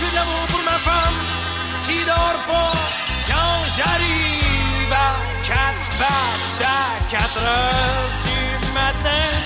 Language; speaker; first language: French; native; French